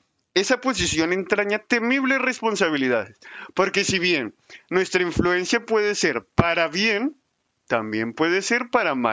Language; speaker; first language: Spanish; native; Spanish